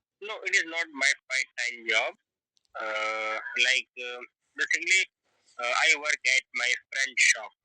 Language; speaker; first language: English; non-native, learner; Hindi